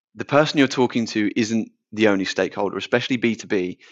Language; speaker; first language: English; native; English